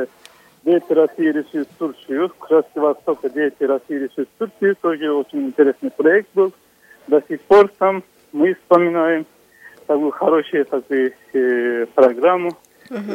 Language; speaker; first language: Russian; non-native, fluent; Turkish